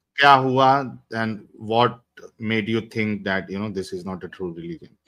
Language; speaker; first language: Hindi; native; Hindi